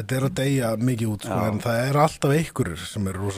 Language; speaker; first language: Icelandic; native; Icelandic